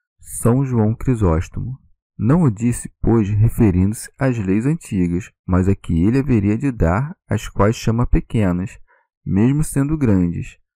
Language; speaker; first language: Portuguese; native; Portuguese